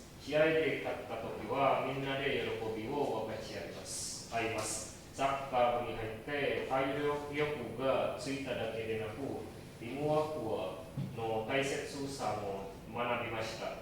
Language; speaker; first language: Japanese; non-native, learner; Indonesian